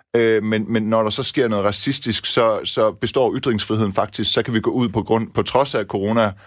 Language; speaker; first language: Danish; early bilingual, other home language; Persian